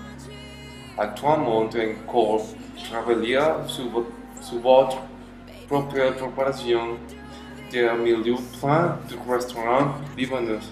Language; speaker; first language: French; non-native, learner; Spanish